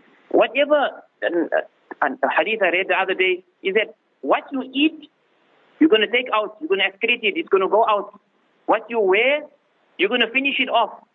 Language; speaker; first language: English; native; English